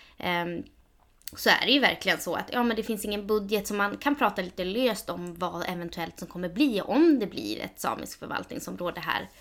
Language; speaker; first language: Swedish; native; Swedish